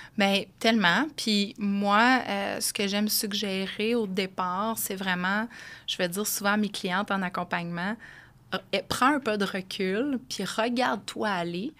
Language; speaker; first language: French; native; French